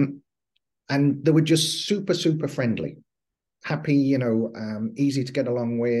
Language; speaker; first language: English; native; English